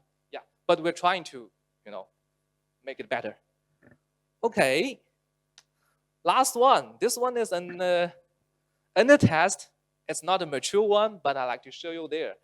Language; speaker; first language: English; non-native, local second language; Chinese